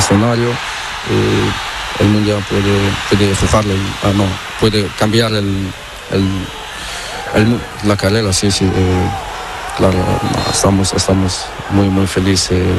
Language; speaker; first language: Spanish; non-native, learner; Portuguese